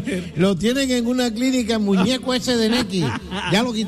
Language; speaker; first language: Spanish; native; Spanish